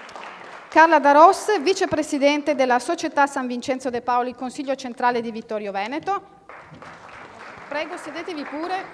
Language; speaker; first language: Italian; native; Italian